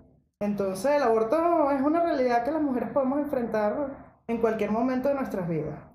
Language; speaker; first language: Spanish; native; Spanish